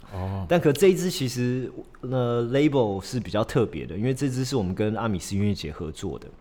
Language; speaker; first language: Chinese; early bilingual, heritage; Chinese